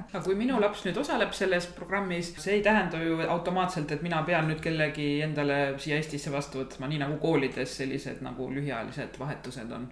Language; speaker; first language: Estonian; native; Estonian